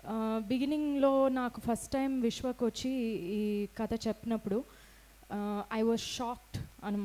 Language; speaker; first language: Telugu; non-native, fluent; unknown